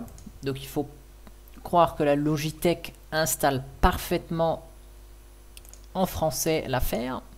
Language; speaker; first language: French; native; French